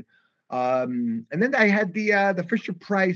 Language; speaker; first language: English; native; English